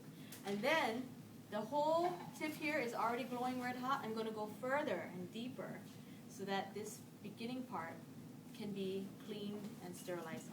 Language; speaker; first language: English; native; English